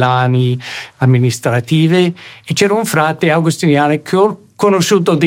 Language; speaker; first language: Italian; non-native, fluent; English